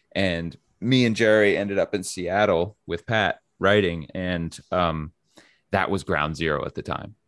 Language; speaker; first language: English; native; English